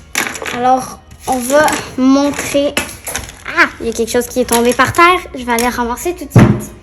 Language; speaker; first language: French; native; French